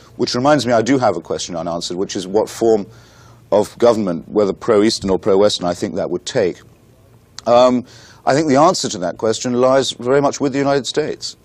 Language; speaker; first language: English; native; English